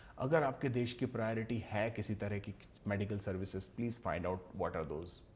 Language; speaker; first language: Hindi; native; Hindi